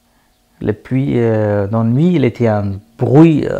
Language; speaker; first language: French; non-native, learner; Persian